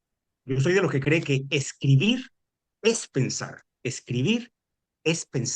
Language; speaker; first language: Spanish; native; Spanish